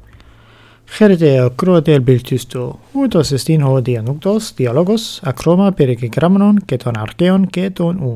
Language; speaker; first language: Greek; non-native, fluent; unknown